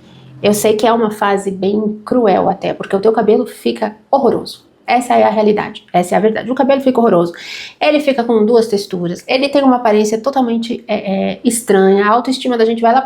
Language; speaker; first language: Portuguese; native; Portuguese